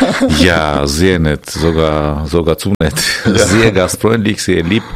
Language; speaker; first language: German; non-native, fluent; Armenian